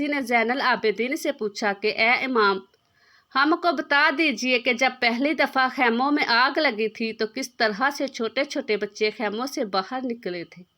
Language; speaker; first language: Urdu; native; Urdu